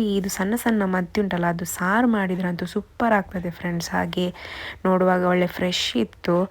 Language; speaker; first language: Kannada; native; Kannada